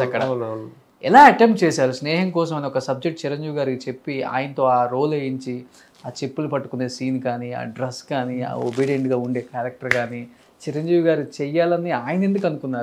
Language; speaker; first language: Telugu; native; Telugu